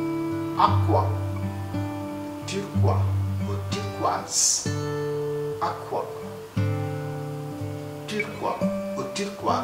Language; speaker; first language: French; non-native, fluent; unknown